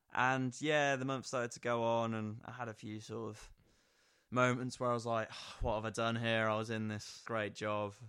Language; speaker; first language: English; native; English